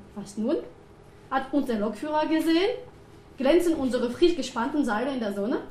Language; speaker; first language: German; non-native, fluent; French